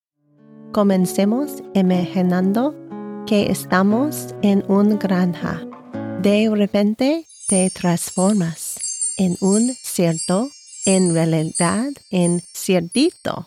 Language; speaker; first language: Spanish; non-native, learner; English